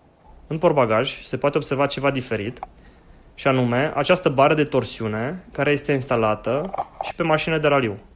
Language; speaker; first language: Romanian; native; Romanian